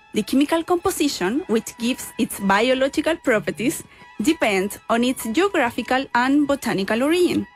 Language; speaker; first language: English; non-native, fluent; Spanish